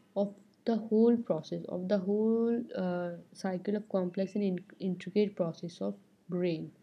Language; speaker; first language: English; non-native, local second language; Hindi